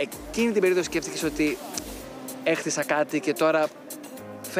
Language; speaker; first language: Greek; native; Greek